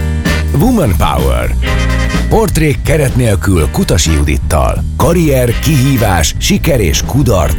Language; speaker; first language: Hungarian; native; Hungarian